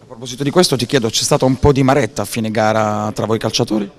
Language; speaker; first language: Italian; native; Italian